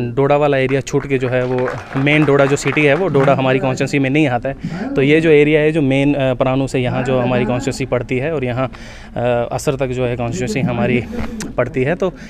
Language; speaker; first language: Hindi; native; Hindi